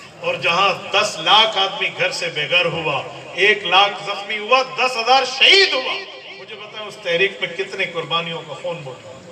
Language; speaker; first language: Urdu; non-native, local second language; Punjabi